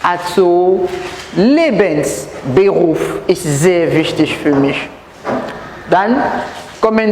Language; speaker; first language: German; non-native, learner; French